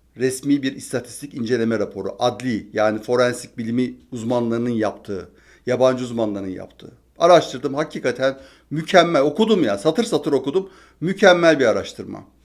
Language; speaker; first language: Turkish; native; Turkish